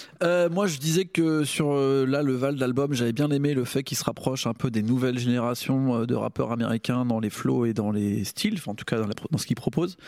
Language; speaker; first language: French; native; French